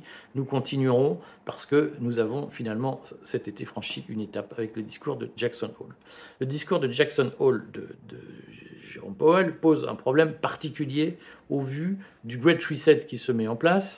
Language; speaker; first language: French; native; French